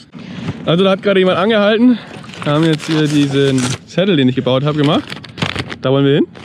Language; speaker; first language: German; native; German